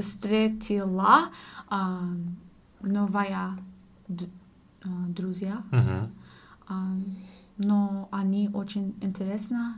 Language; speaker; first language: Russian; non-native, learner; English